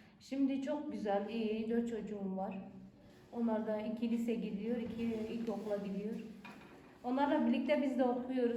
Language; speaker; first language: Turkish; non-native, local second language; Kurdish